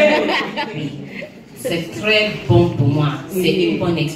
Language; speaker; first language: French; non-native, learner; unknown